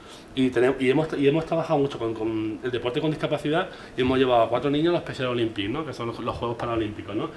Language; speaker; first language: Spanish; native; Spanish